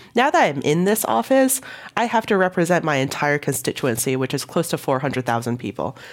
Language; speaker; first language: English; non-native, local second language; Cantonese